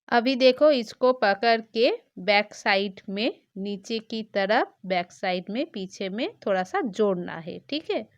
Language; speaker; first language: Hindi; non-native, local second language; Bangla